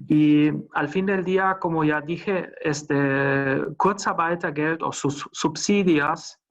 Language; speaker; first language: Spanish; non-native, fluent; German